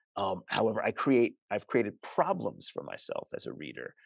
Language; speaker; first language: English; native; English